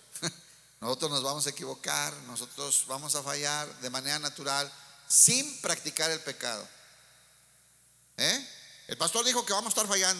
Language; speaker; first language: Spanish; native; Spanish